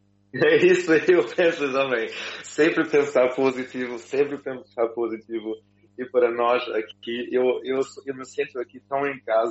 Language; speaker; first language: Portuguese; non-native, fluent; German